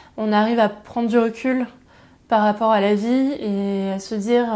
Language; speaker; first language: French; native; French